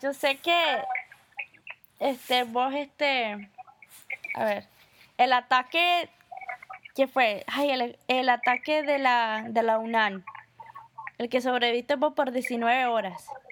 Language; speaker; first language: Spanish; early bilingual, heritage; Spanish